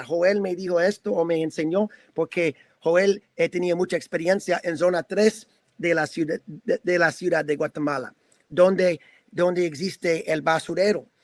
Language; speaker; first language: Spanish; non-native, fluent; English